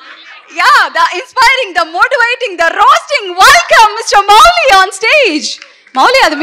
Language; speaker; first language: Telugu; native; Telugu